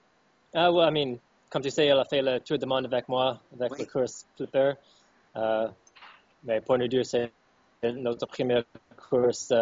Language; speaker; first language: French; non-native, fluent; English